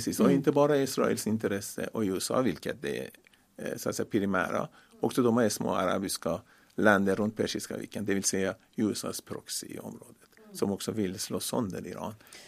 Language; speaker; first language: Swedish; non-native, fluent; Persian